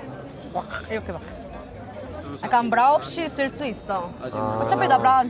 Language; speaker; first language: Korean; non-native, learner; Spanish